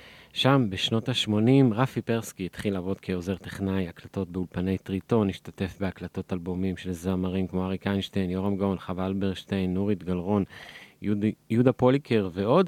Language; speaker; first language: Hebrew; native; Hebrew